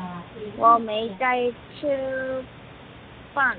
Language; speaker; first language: Chinese; non-native, learner; Korean